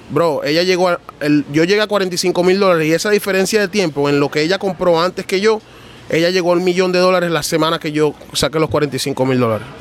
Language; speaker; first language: Spanish; early bilingual, heritage; Spanish